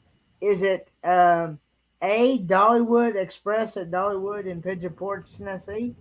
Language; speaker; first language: English; native; English